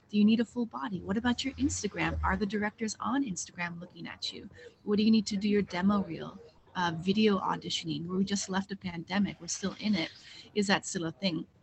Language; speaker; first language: English; native; English